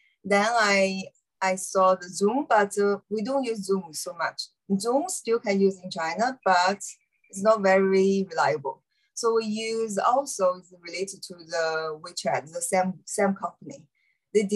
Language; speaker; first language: English; non-native, learner; Chinese